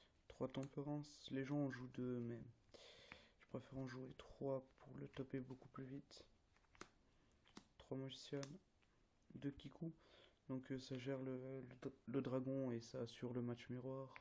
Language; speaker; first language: French; native; French